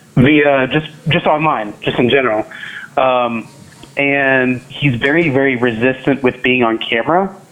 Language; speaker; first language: English; native; English